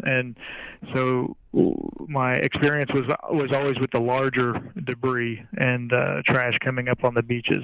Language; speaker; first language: English; native; English